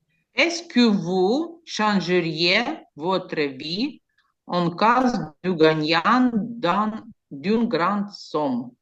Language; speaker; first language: French; non-native, learner; Ukrainian